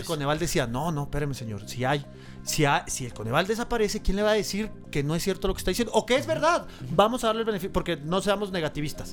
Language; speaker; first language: Spanish; native; Spanish